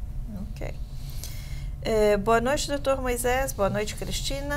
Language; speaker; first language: Portuguese; native; Portuguese